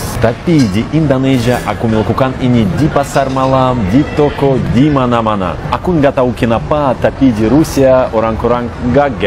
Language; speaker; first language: Indonesian; non-native, fluent; Russian